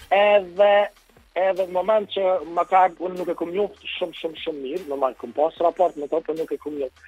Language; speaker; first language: Albanian; native; Albanian